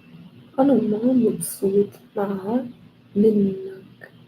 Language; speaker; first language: Arabic; non-native, learner; English